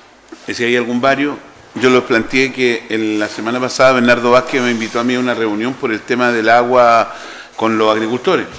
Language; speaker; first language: Spanish; native; Spanish